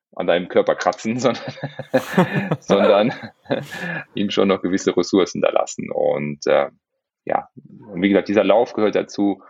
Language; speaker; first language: German; non-native, local second language; Luxembourgish